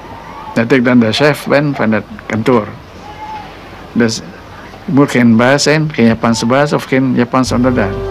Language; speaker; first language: Dutch; non-native, local second language; Indonesian